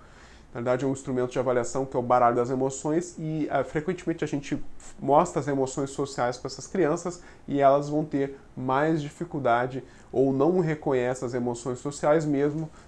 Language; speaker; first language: Portuguese; native; Portuguese